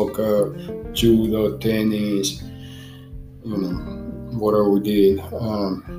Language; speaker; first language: English; non-native, learner; Spanish